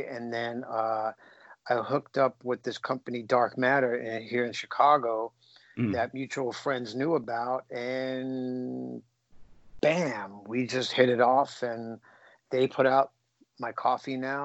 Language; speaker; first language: English; native; English